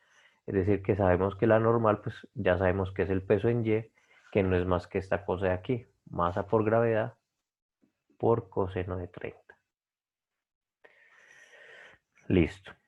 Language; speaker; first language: Spanish; native; Spanish